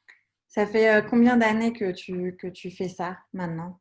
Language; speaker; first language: French; native; French